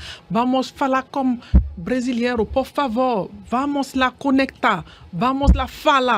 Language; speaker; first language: Portuguese; non-native, learner; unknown